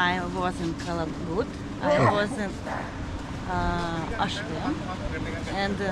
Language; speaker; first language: English; non-native, learner; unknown